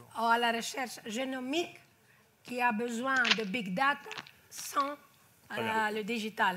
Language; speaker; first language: French; non-native, fluent; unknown